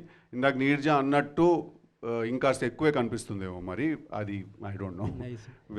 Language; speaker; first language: Telugu; native; Telugu